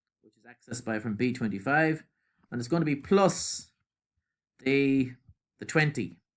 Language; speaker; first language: English; native; English